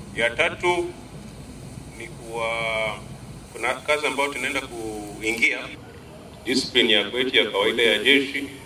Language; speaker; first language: Swahili; non-native, local second language; Nyankole